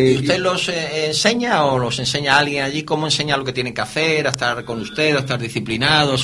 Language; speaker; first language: Spanish; native; Spanish